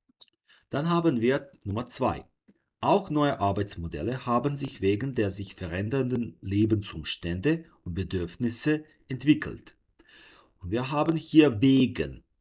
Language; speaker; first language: German; non-native, fluent; Serbian